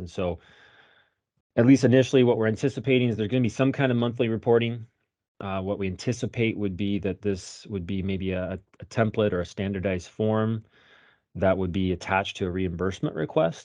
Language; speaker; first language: English; native; English